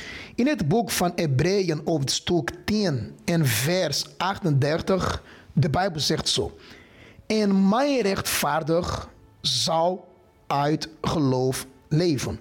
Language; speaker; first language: Dutch; non-native, fluent; Portuguese